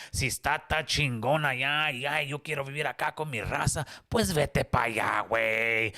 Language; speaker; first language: Spanish; early bilingual, other home language; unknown